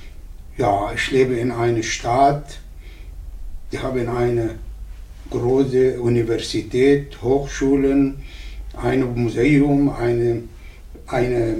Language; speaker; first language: German; non-native, learner; Arabic